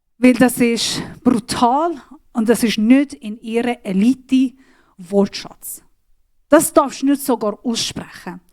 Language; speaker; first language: German; non-native, learner; Persian